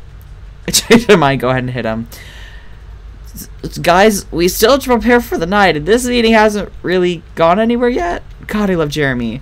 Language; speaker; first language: English; native; English